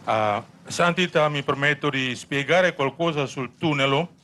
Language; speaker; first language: Italian; non-native, fluent; Indonesian